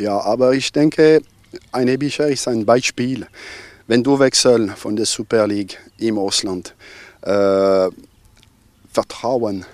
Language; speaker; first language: German; non-native, local second language; French